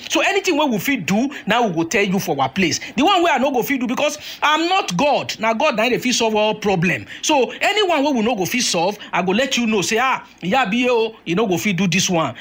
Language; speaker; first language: Nigerian Pidgin; native; Nigerian Pidgin